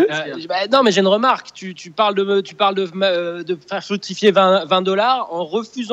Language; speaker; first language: French; native; French